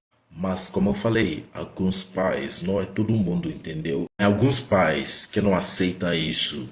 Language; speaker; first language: Portuguese; non-native, fluent; Igbo